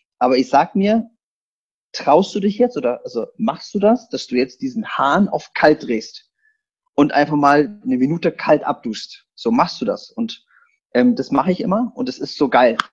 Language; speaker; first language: German; early bilingual, other home language; Polish